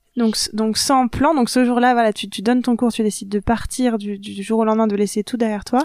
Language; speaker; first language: French; native; French